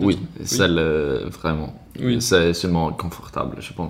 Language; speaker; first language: French; non-native, learner; Swedish